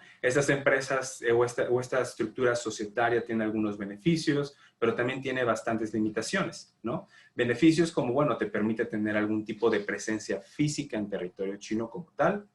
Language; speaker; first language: Spanish; native; Spanish